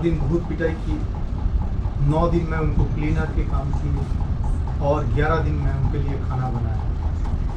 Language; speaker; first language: Hindi; non-native, local second language; Bangla